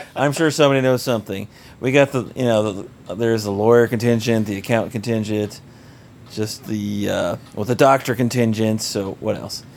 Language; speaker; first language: English; native; English